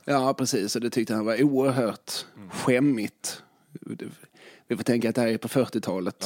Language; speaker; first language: Swedish; native; Swedish